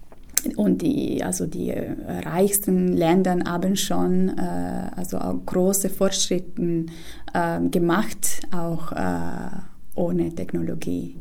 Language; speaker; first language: German; non-native, fluent; Italian